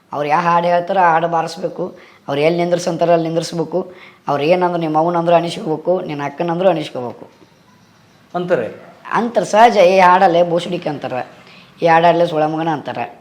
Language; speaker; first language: Kannada; native; Kannada